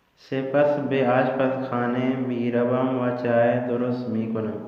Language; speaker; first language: Persian; non-native, fluent; Urdu